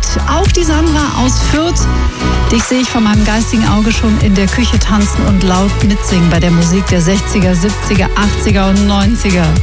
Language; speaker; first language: German; native; German